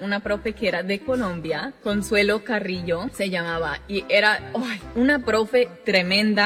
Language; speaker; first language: Spanish; non-native, fluent; English